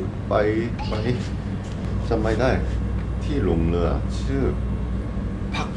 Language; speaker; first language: Thai; non-native, learner; Korean